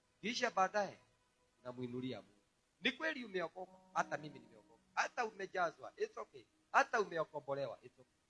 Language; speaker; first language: Swahili; non-native, local second language; Kikuyu